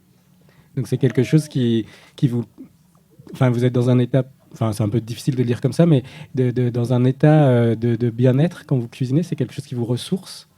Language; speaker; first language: French; native; French